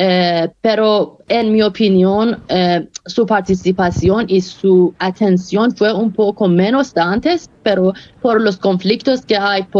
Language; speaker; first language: Spanish; non-native, fluent; Persian